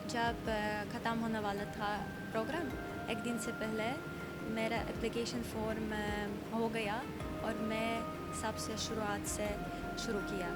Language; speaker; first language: Hindi; non-native, learner; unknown